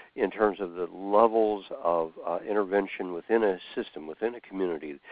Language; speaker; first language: English; native; English